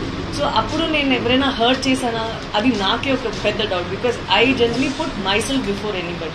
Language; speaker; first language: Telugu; non-native, learner; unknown